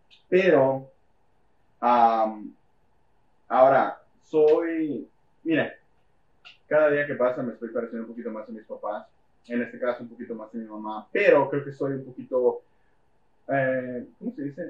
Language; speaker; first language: Spanish; early bilingual, heritage; Spanish